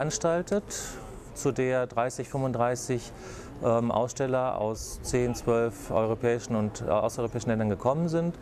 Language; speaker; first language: German; native; German